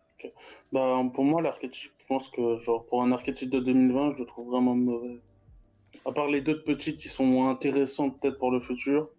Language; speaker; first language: French; native; French